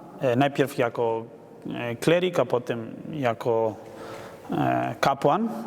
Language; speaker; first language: Polish; non-native, learner; Spanish